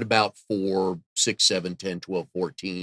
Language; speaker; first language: English; native; English